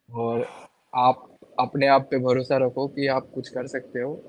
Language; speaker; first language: Hindi; non-native, local second language; Assamese